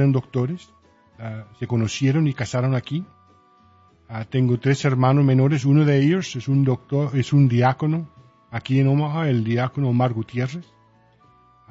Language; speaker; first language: Spanish; early bilingual, heritage; Spanish